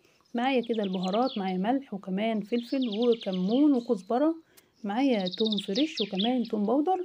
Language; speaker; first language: Arabic; native; Arabic